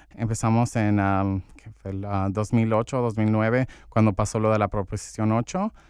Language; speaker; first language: Spanish; early bilingual, heritage; Spanish